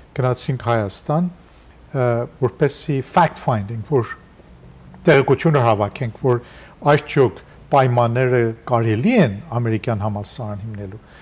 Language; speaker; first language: Armenian; native; Armenian